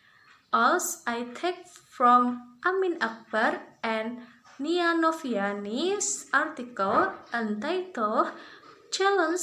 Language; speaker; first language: English; non-native, learner; Indonesian